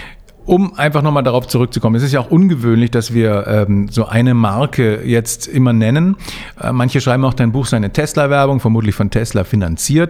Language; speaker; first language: German; native; German